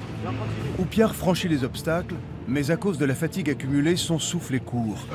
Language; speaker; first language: French; native; French